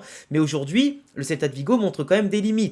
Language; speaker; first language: French; native; French